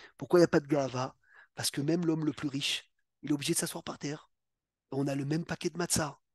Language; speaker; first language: French; native; French